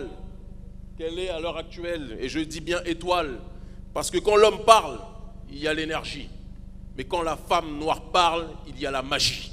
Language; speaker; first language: French; native; French